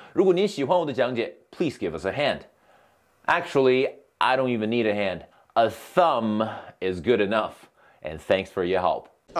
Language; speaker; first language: English; non-native, fluent; Chinese